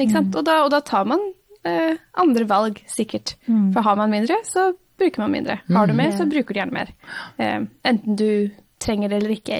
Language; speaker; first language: Norwegian; native; Norwegian